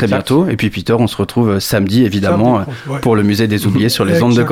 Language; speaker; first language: French; native; French